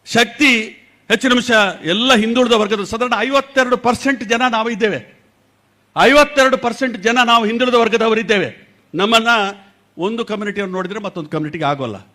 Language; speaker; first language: Kannada; non-native, local second language; Tulu